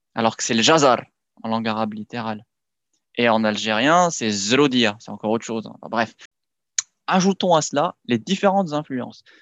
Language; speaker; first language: French; non-native, local second language; Arabic